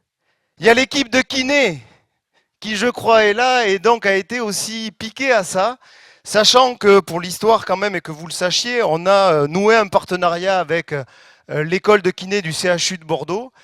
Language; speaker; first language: French; native; French